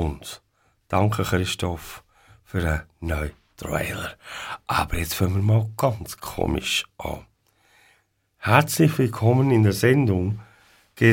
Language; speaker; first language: German; native; German